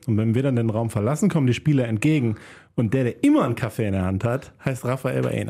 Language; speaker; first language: German; native; German